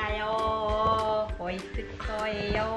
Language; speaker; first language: Korean; non-native, learner; Vietnamese